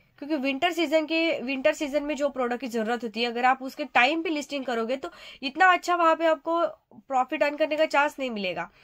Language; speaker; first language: Hindi; native; Hindi